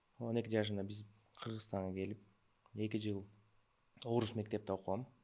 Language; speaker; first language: Kyrgyz; early bilingual, other home language; Russian